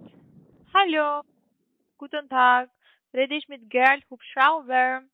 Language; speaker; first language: German; non-native, learner; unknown